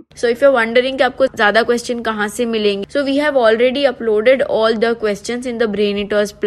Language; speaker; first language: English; non-native, local second language; Hindi